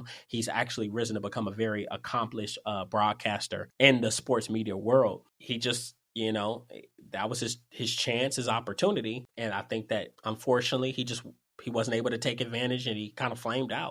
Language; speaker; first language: English; native; English